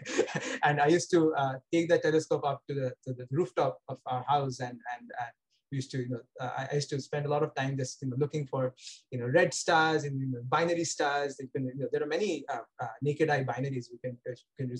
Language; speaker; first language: English; non-native, local second language; Bangla